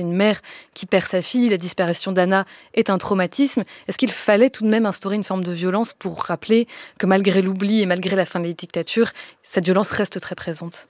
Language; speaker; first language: French; native; French